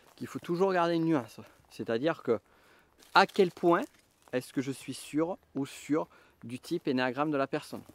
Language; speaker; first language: French; native; French